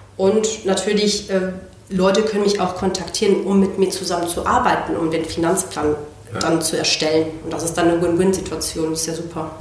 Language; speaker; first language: German; non-native, fluent; Spanish